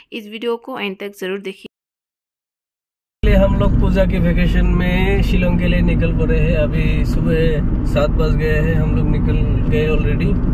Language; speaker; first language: Hindi; non-native, local second language; Bangla